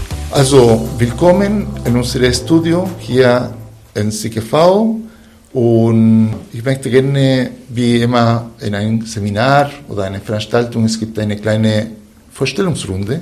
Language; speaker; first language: German; non-native, fluent; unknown